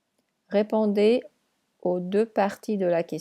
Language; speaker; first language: French; non-native, fluent; English